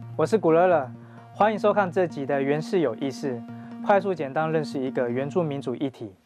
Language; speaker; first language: Chinese; native; Chinese